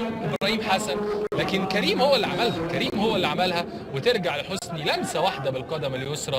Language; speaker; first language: Arabic; native; Arabic